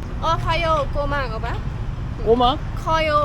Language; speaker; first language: Korean; non-native, learner; Lao